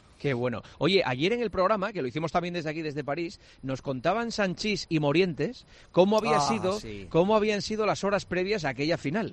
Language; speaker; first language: Spanish; native; Spanish